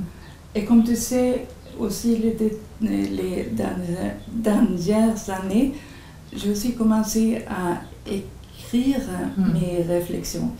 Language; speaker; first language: French; non-native, fluent; Swedish